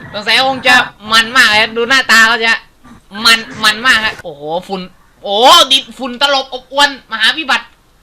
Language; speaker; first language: Thai; native; Thai